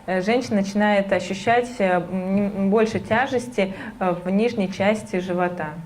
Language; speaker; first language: Russian; native; Russian